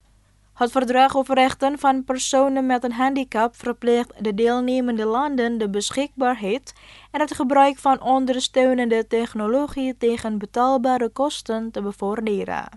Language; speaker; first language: Dutch; non-native, fluent; Indonesian